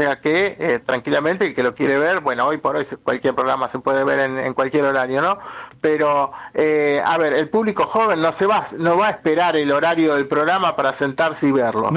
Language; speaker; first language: Spanish; native; Spanish